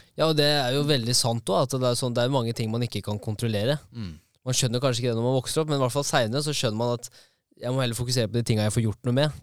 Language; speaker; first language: Norwegian; native; Norwegian